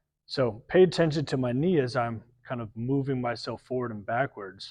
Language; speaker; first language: English; native; English